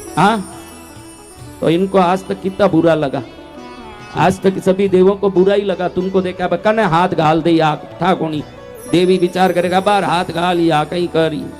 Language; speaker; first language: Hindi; non-native, local second language; Marwari